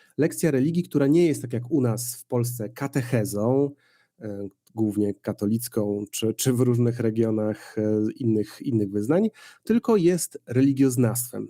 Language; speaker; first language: Polish; native; Polish